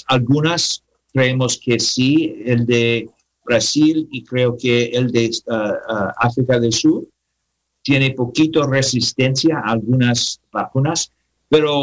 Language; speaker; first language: Spanish; non-native, learner; English